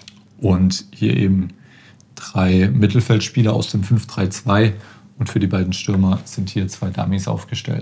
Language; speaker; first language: German; native; German